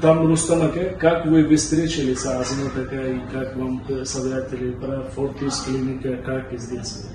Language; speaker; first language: Russian; non-native, learner; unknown